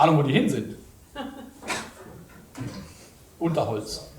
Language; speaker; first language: German; native; German